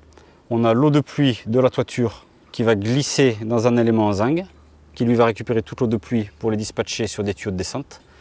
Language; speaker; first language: French; native; French